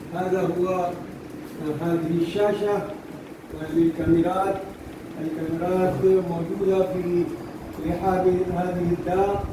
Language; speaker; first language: Arabic; non-native, fluent; Urdu